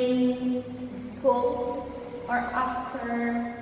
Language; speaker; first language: English; non-native, fluent; Indonesian